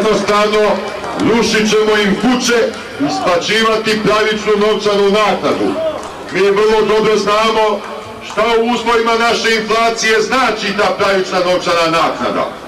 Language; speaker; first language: Bosnian; native; Bosnian